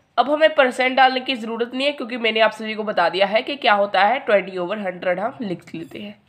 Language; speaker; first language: Hindi; non-native, local second language; Punjabi